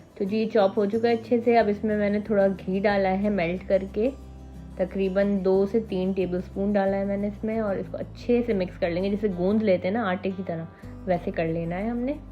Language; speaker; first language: Urdu; native; Urdu